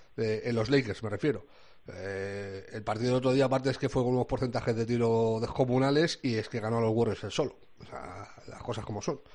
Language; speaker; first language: Spanish; native; Spanish